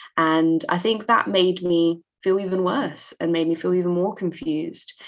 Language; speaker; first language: English; native; English